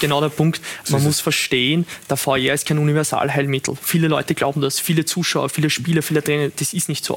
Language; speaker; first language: German; native; German